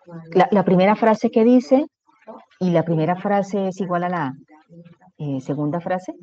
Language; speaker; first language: Spanish; native; Spanish